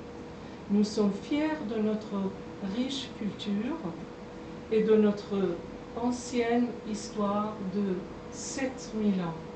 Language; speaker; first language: French; non-native, fluent; Persian